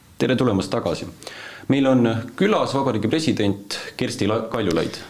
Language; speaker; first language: Estonian; native; Estonian